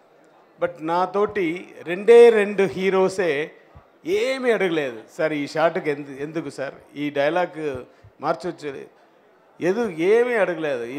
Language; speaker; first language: Telugu; non-native, fluent; Tamil